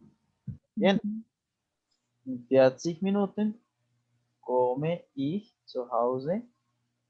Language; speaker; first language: German; non-native, fluent; Spanish